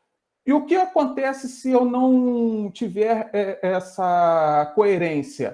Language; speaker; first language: Portuguese; native; Portuguese